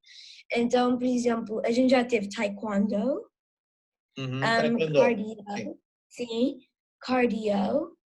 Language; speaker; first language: Portuguese; early bilingual, heritage; Portuguese